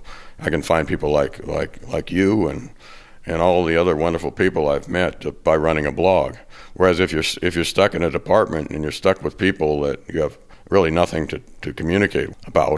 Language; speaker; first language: English; native; English